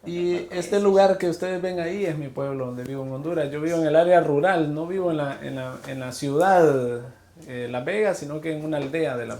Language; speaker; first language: Spanish; native; Spanish